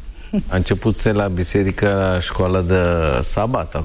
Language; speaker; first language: Romanian; non-native, learner; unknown